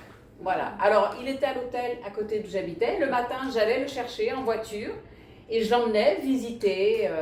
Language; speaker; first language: French; early bilingual, other home language; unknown